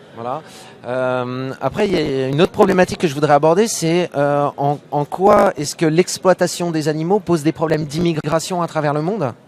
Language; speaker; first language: French; native; French